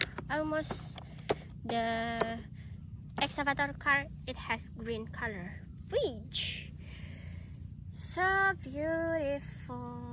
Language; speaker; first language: English; non-native, learner; Indonesian